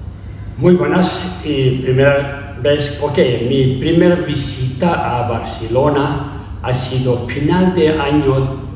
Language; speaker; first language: Spanish; non-native, learner; Tibetan